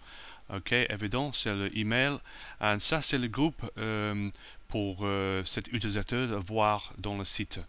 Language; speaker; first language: French; non-native, learner; English